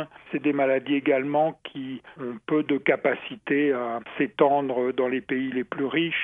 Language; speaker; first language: French; native; French